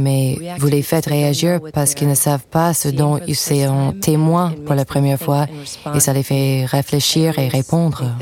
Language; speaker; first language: French; non-native, fluent; English